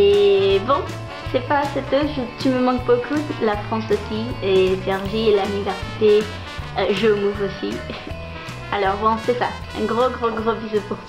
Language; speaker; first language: French; non-native, learner; Portuguese